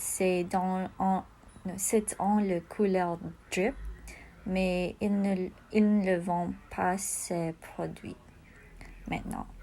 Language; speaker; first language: French; non-native, learner; English